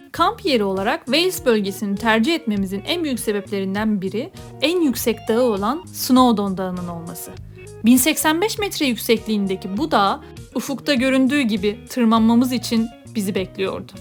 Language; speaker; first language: Turkish; native; Turkish